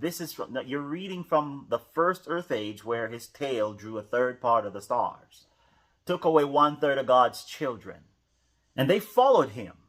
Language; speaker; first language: English; native; English